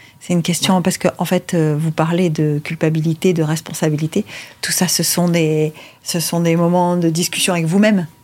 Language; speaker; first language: French; native; French